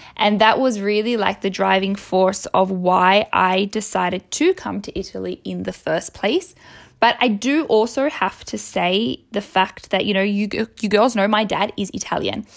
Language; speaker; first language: English; native; English